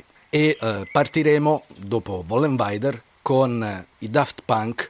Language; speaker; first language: Italian; native; Italian